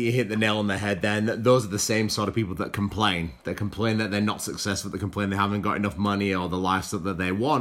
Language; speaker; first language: English; native; English